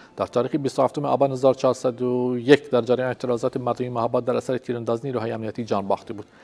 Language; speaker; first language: Persian; non-native, local second language; Central Kurdish